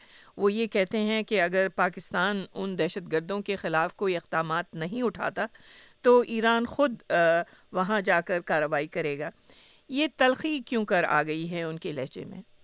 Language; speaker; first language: Urdu; native; Urdu